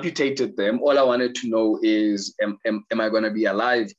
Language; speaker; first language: English; non-native, local second language; Zulu